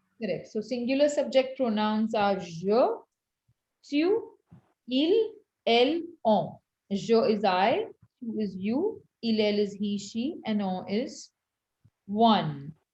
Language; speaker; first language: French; non-native, fluent; Hindi